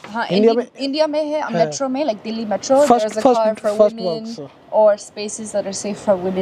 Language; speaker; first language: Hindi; non-native, learner; English